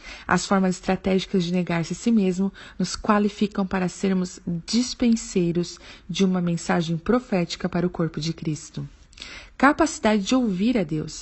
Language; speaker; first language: Portuguese; native; Portuguese